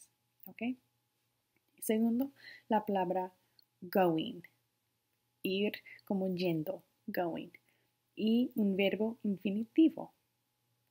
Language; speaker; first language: Spanish; non-native, fluent; English